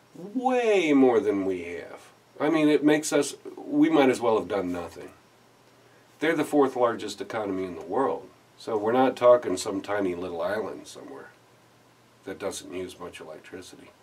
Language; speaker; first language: English; native; English